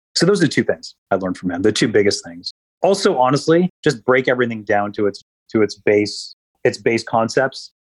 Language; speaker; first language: English; native; English